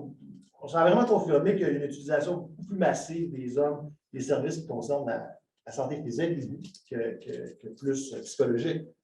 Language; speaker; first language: French; native; French